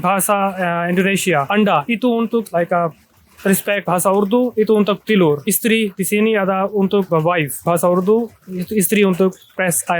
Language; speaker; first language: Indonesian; non-native, learner; Urdu